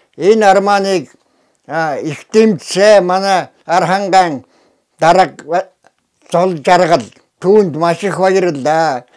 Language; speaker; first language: Mongolian; native; Mongolian